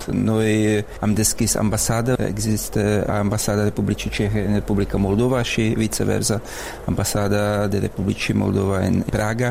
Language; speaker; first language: Romanian; non-native, learner; Czech